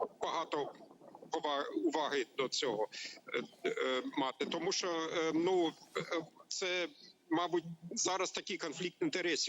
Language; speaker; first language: Ukrainian; non-native, learner; German